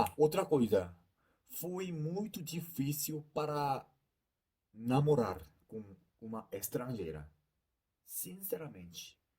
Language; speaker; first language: Portuguese; non-native, learner; Korean